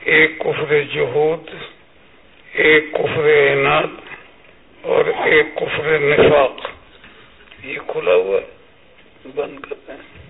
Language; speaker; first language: Urdu; native; Urdu